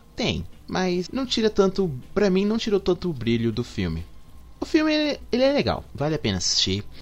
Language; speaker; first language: Portuguese; native; Portuguese